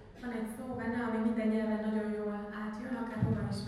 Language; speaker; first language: Hungarian; native; Hungarian